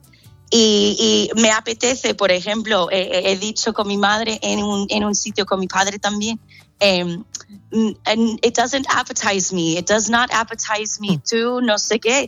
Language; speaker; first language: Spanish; non-native, fluent; English